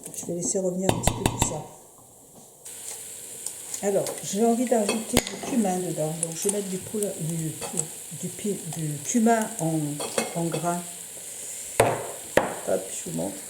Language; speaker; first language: French; native; French